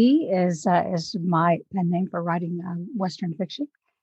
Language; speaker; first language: English; native; English